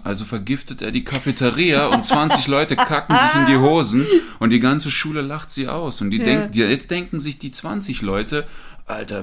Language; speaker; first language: German; native; German